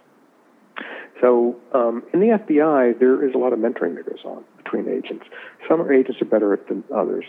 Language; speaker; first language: English; native; English